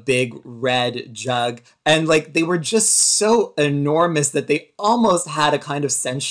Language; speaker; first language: English; native; English